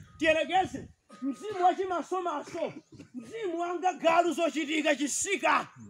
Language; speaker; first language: Nyanja; non-native, local second language; Tumbuka